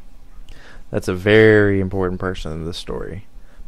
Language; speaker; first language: English; native; English